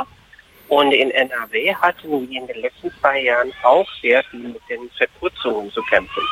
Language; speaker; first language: German; non-native, fluent; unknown